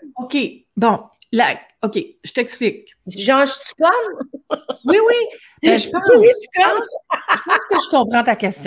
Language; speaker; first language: French; native; French